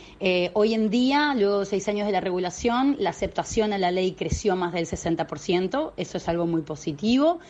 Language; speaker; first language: Spanish; native; Spanish